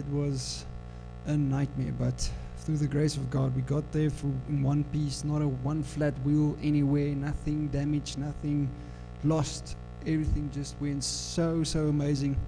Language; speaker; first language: English; non-native, local second language; Afrikaans